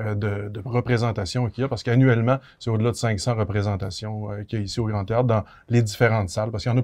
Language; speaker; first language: French; native; French